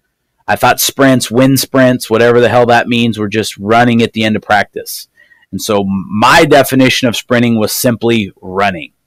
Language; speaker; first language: English; native; English